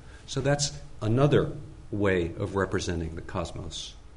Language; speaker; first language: English; native; English